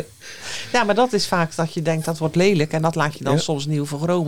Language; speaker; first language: Dutch; native; Dutch